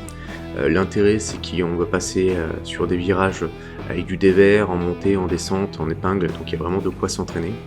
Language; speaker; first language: French; native; French